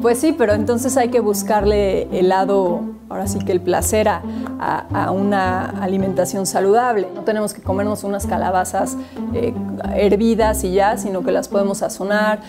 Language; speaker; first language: Spanish; native; Spanish